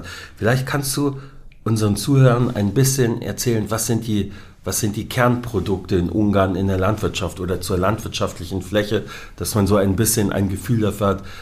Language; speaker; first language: German; native; German